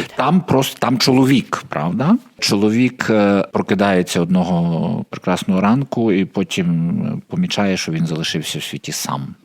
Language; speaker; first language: Ukrainian; native; Ukrainian